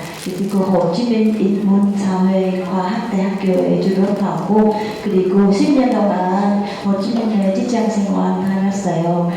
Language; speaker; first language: Korean; non-native, learner; Vietnamese